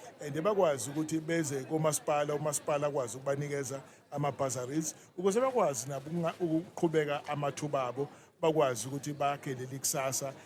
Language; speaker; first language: Zulu; native; Zulu